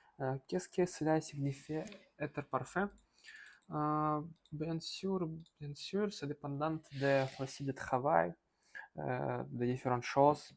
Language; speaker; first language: French; non-native, learner; Russian